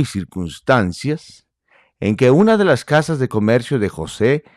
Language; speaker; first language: Spanish; native; Spanish